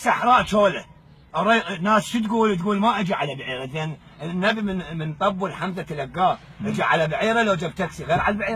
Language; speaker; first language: Arabic; native; Arabic